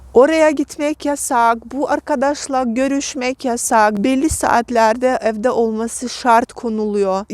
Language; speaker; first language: Turkish; non-native, fluent; Russian